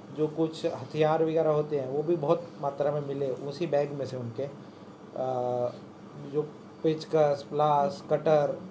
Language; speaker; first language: Hindi; non-native, local second language; Marathi